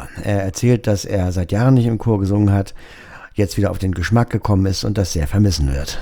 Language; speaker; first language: German; native; German